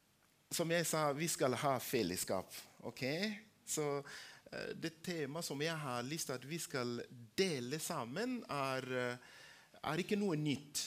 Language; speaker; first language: Norwegian; non-native, fluent; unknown